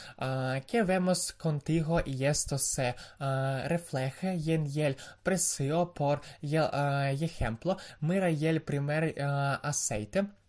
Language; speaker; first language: Spanish; non-native, learner; Ukrainian